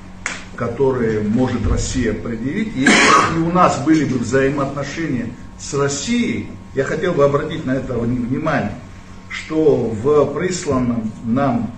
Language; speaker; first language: Russian; non-native, local second language; Abkhazian